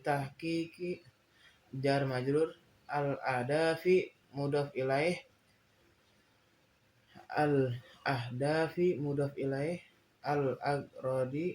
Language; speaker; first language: Arabic; non-native, learner; Indonesian